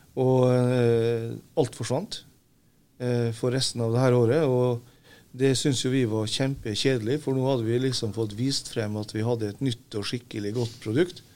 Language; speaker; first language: Norwegian; native; Norwegian